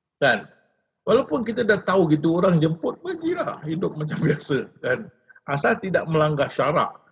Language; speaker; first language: Malay; native; Malay